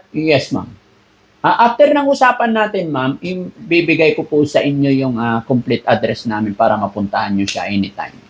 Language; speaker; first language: Filipino; native; Filipino